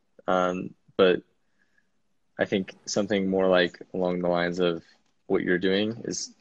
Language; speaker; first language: English; native; English